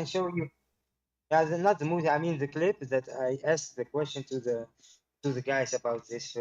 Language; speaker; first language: English; non-native, fluent; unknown